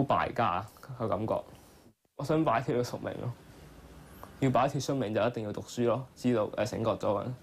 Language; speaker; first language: Chinese; non-native, local second language; Cantonese